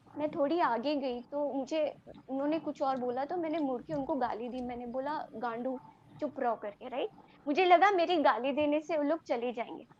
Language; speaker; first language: Hindi; non-native, local second language; Telugu